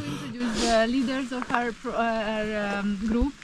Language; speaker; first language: English; non-native, fluent; Hungarian